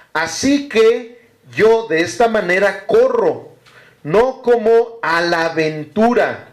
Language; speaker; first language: Spanish; native; Spanish